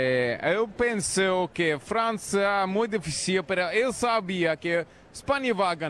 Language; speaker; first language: Portuguese; non-native, learner; Spanish